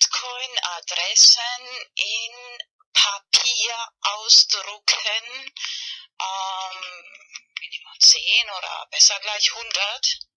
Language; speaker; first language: German; non-native, learner; Spanish